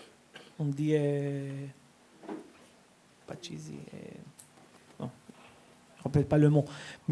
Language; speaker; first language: French; early bilingual, heritage; Hebrew